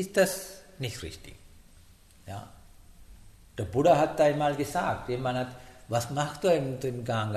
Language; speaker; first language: German; non-native, learner; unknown